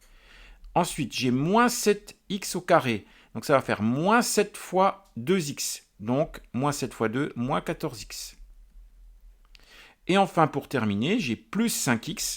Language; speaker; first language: French; native; French